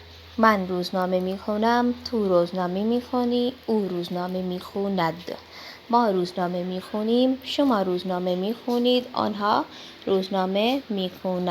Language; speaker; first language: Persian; non-native, learner; Urdu